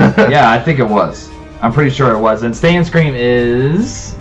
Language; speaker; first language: English; native; English